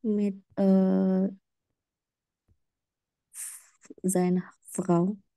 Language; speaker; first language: German; non-native, learner; Indonesian